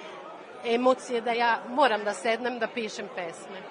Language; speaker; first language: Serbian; non-native, learner; Swedish